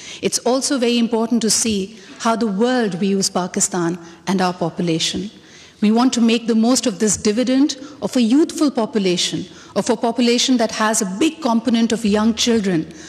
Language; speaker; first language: English; non-native, local second language; Hindi